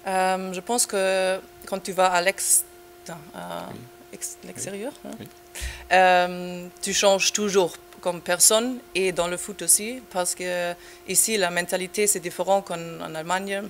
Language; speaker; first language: French; non-native, fluent; German